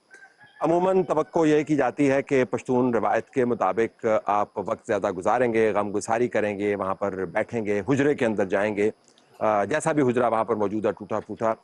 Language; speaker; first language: Urdu; native; Urdu